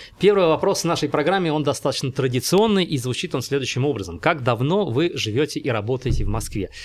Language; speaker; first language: Russian; native; Russian